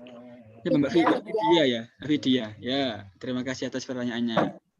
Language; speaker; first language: Indonesian; native; Indonesian